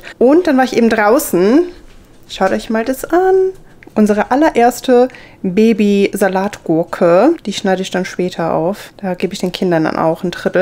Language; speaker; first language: German; native; German